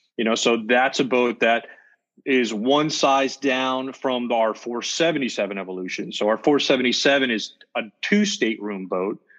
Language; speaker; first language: English; native; English